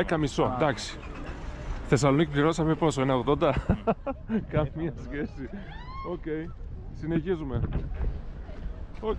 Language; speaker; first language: Greek; native; Greek